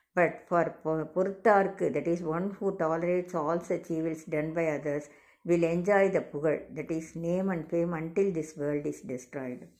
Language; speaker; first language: English; non-native, local second language; Tamil